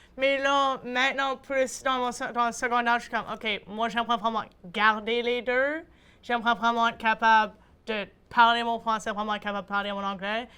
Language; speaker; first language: French; native; French